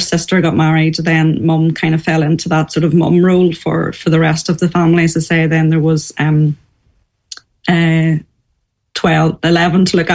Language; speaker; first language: English; native; English